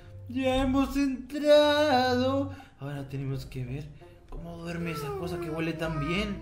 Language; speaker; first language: Spanish; native; Spanish